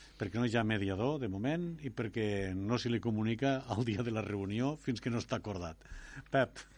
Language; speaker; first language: Catalan; native; Catalan